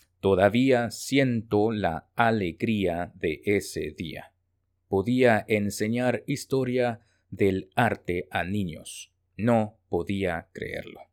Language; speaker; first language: Spanish; non-native, fluent; Chinese